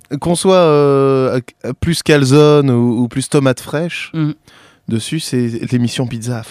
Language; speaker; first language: French; native; French